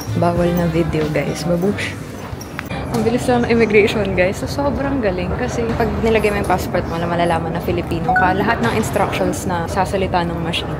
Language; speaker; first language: Filipino; native; Filipino